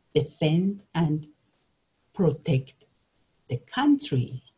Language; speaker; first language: English; non-native, learner; Persian